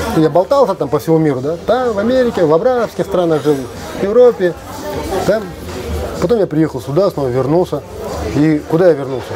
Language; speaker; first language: Russian; non-native, local second language; Kazakh